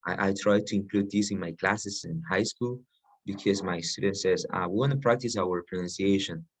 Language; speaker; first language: English; non-native, fluent; Spanish